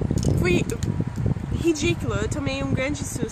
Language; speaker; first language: Portuguese; non-native, fluent; English